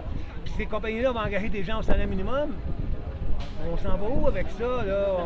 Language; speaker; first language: French; native; French